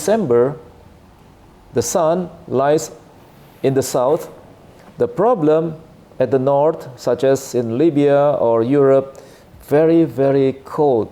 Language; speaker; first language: English; non-native, learner; Indonesian